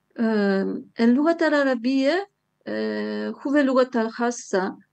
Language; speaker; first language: Arabic; non-native, learner; Turkish